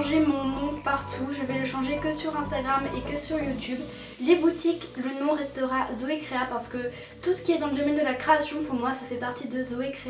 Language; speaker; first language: French; native; French